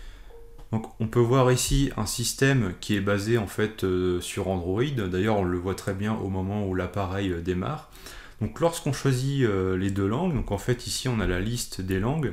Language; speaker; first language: French; native; French